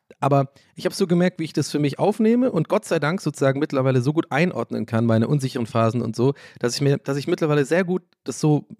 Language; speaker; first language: German; native; German